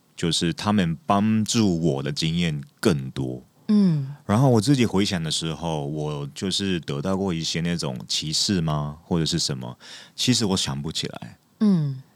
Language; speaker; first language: Chinese; non-native, fluent; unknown